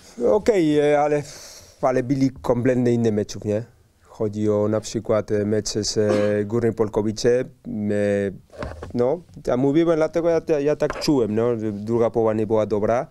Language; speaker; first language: Polish; non-native, learner; Spanish